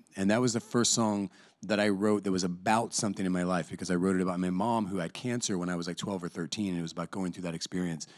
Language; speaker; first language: English; native; English